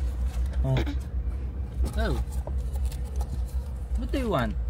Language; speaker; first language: English; non-native, local second language; Filipino